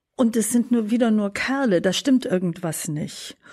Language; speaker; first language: German; native; German